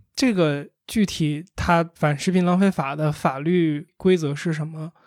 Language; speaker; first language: Chinese; native; Chinese